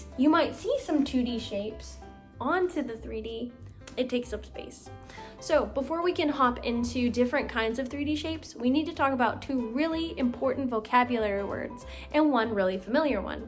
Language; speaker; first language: English; native; English